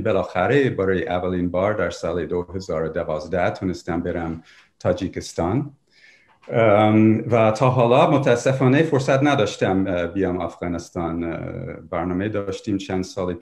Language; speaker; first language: Persian; non-native, fluent; English